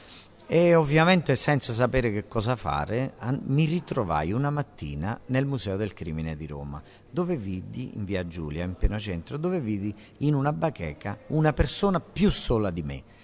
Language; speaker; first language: Italian; native; Italian